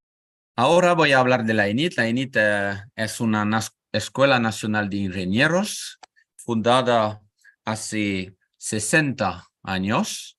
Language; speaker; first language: Spanish; non-native, learner; French